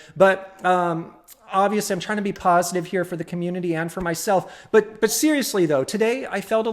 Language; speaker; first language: English; native; English